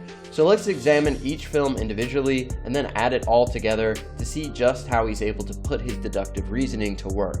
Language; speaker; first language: English; native; English